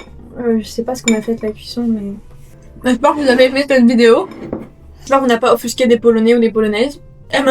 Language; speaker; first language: French; native; French